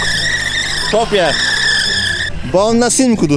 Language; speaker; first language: Polish; native; Polish